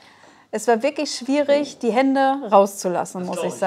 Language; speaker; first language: German; native; German